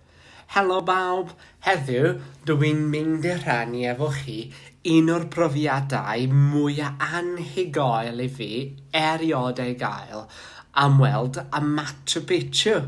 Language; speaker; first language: Welsh; non-native, learner; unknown